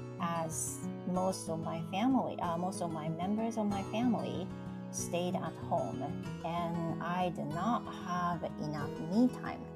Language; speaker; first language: English; non-native, fluent; Japanese